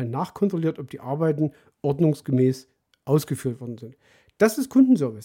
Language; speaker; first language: German; native; German